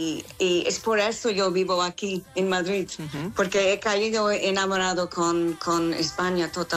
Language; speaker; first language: Spanish; non-native, learner; English